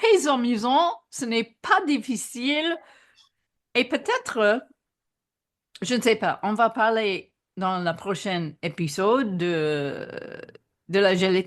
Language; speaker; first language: French; non-native, fluent; English